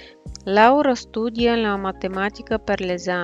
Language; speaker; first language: Italian; non-native, fluent; Bulgarian